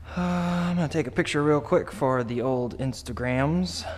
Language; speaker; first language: English; native; English